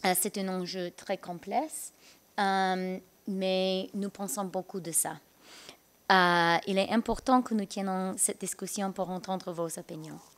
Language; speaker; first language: French; non-native, learner; English